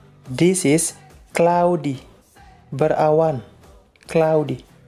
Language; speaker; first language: English; non-native, fluent; Indonesian